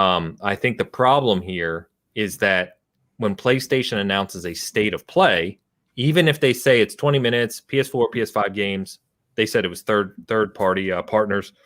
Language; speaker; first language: English; native; English